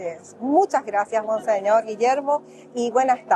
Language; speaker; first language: Spanish; native; Spanish